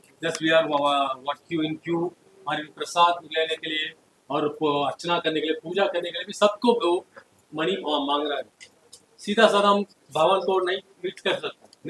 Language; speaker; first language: Hindi; non-native, learner; Tamil